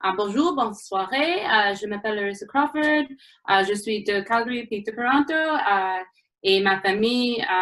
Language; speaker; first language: French; non-native, learner; English